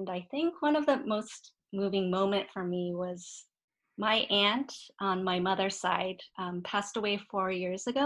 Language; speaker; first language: English; native; English